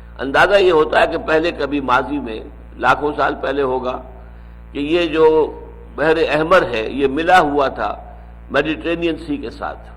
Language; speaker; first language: Urdu; native; Urdu